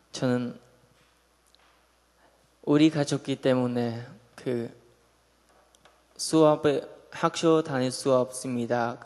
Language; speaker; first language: Korean; non-native, learner; Khmer